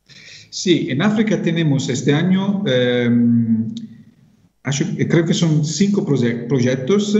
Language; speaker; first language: Spanish; non-native, fluent; Italian